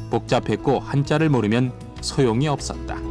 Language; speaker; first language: Korean; native; Korean